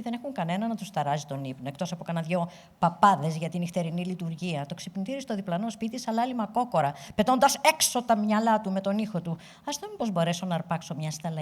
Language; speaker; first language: Greek; native; Greek